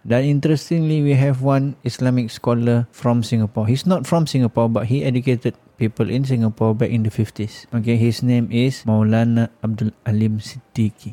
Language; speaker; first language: English; non-native, local second language; Malay